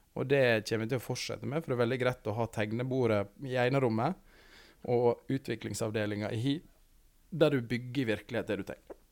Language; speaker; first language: Norwegian; native; Norwegian